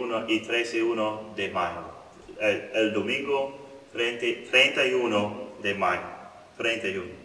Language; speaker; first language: Spanish; non-native, learner; English